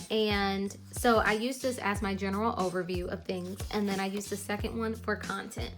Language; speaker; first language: English; native; English